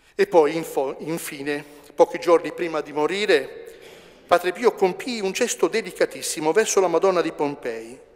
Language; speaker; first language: Italian; native; Italian